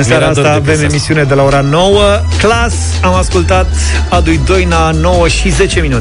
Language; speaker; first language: Romanian; native; Romanian